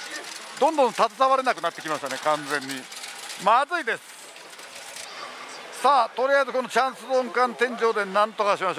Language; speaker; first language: Japanese; native; Japanese